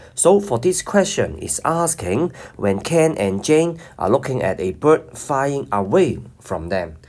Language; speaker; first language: English; non-native, local second language; Cantonese